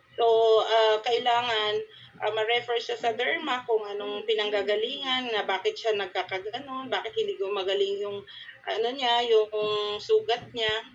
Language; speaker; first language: Filipino; non-native, local second language; Cebuano